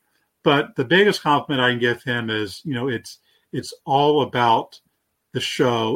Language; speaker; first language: English; native; English